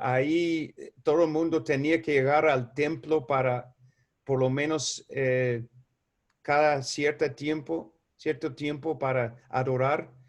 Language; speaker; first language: Spanish; non-native, fluent; English